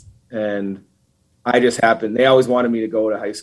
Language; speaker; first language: English; native; English